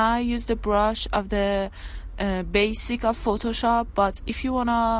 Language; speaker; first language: English; non-native, learner; Persian